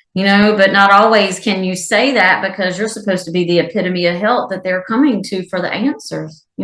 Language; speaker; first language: English; native; English